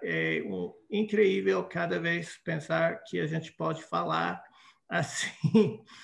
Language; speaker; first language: Portuguese; non-native, fluent; English